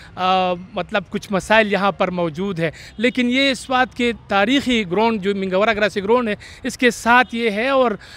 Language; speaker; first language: Urdu; non-native, local second language; Pashto